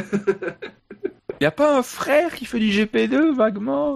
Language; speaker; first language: French; native; French